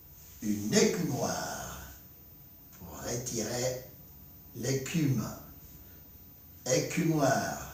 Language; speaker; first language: French; non-native, fluent; Spanish